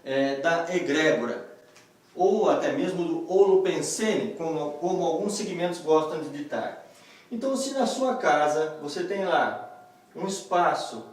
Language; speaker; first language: Portuguese; native; Portuguese